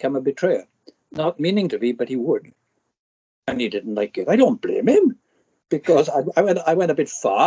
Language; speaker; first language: English; non-native, local second language; Welsh